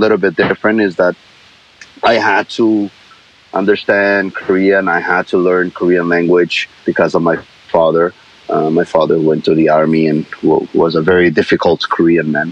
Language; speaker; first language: English; non-native, fluent; Spanish